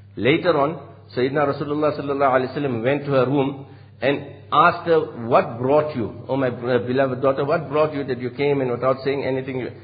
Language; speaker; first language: English; native; English